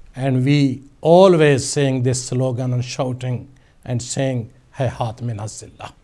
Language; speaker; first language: English; non-native, local second language; Urdu